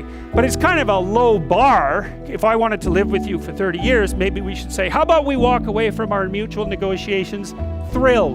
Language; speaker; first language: English; native; English